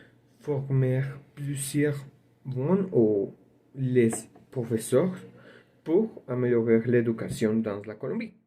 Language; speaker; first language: French; non-native, learner; Spanish